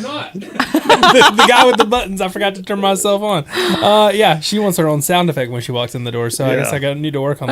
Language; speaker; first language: English; native; English